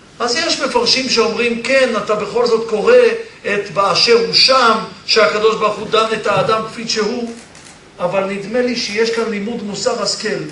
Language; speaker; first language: Hebrew; early bilingual, other home language; Polish